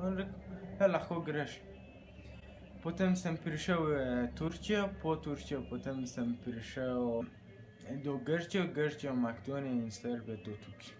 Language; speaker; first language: Slovenian; non-native, learner; Persian